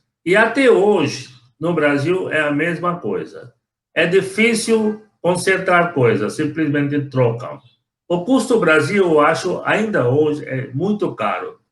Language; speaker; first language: Portuguese; non-native, fluent; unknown